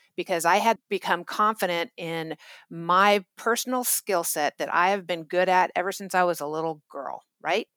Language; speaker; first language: English; native; English